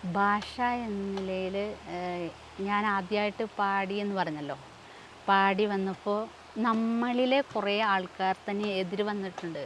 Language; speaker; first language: Malayalam; non-native, local second language; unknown